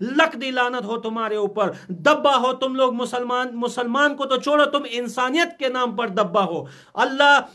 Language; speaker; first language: Urdu; non-native, fluent; Pashto